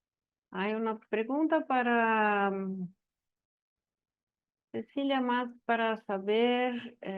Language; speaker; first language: Spanish; non-native, learner; Portuguese